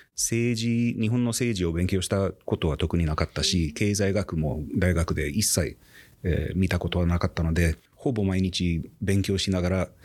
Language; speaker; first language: Japanese; non-native, fluent; English